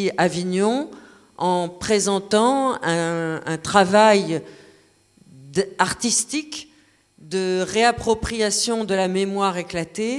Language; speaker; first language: French; native; French